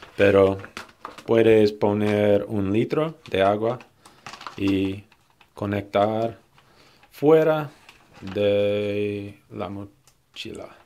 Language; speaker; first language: Spanish; non-native, learner; English